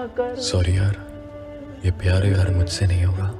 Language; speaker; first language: Hindi; native; Hindi